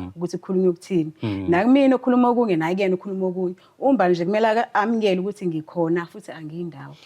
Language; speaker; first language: Zulu; native; Zulu